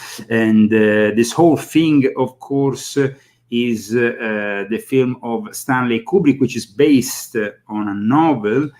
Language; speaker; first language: English; non-native, fluent; Italian